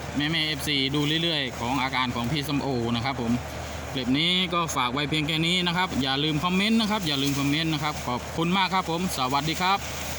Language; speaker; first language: Thai; non-native, local second language; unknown